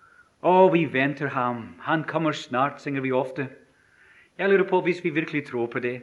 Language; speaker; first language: Norwegian; non-native, fluent; English